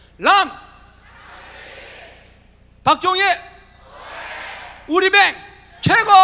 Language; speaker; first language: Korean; non-native, fluent; Vietnamese